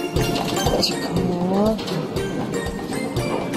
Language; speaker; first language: Japanese; non-native, fluent; Korean